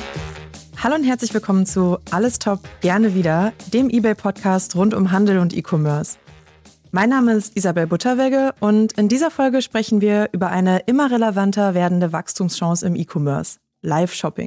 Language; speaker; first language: German; native; German